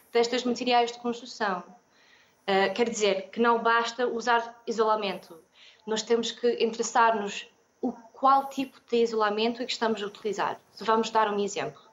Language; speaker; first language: Portuguese; non-native, fluent; English